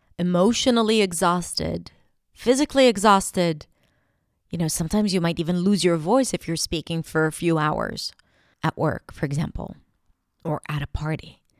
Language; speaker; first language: English; non-native, fluent; Hebrew